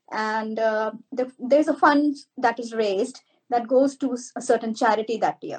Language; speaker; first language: English; non-native, local second language; Marathi